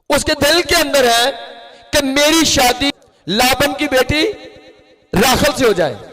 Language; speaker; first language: Urdu; non-native, local second language; Punjabi